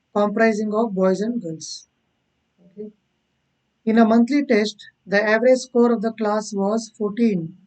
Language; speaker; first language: English; non-native, local second language; Kannada